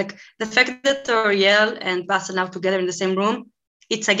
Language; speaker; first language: English; non-native, fluent; Hebrew